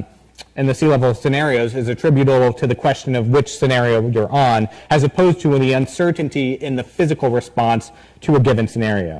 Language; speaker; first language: English; native; English